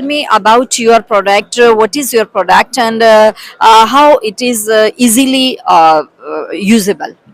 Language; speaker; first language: English; non-native, local second language; Hindi